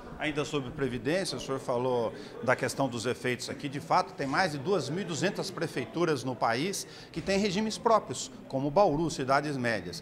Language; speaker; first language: Portuguese; native; Portuguese